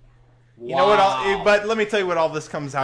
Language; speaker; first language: English; native; English